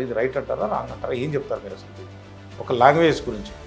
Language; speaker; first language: Telugu; native; Telugu